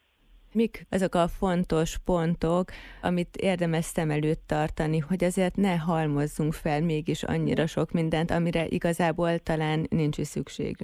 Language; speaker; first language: Hungarian; native; Hungarian